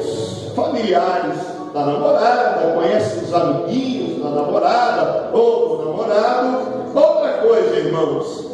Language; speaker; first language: Portuguese; native; Portuguese